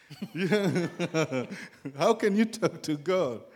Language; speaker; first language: English; non-native, fluent; Dyula